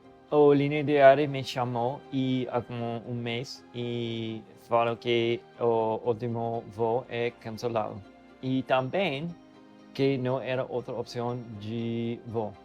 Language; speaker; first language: Portuguese; non-native, learner; English